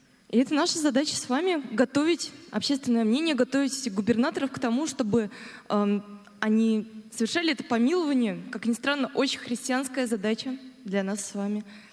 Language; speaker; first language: Russian; native; Russian